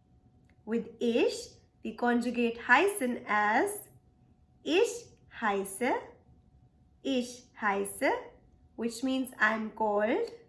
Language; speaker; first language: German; non-native, fluent; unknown